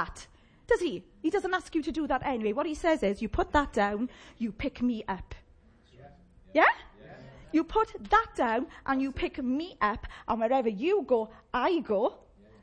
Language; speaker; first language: English; native; English